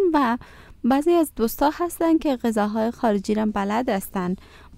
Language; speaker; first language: Persian; native; Persian